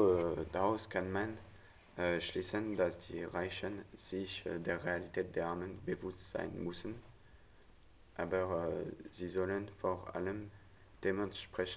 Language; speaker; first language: German; non-native, learner; French